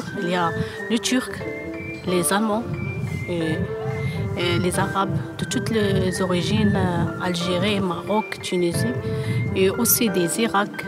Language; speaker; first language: French; non-native, fluent; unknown